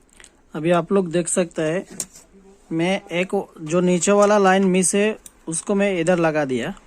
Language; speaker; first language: Hindi; non-native, local second language; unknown